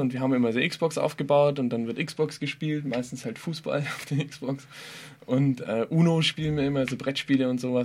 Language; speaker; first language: German; native; German